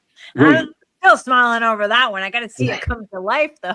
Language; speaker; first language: English; native; English